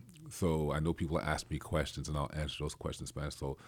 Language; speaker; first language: English; native; English